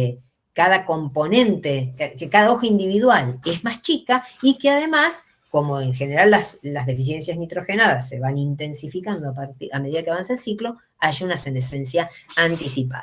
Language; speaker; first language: Spanish; native; Spanish